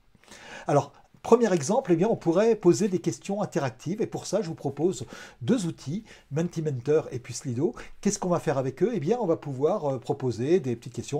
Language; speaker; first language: French; native; French